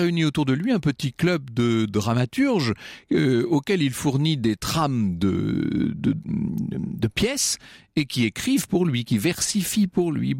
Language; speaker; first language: French; native; French